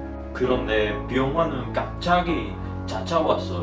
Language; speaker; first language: Korean; non-native, learner; Spanish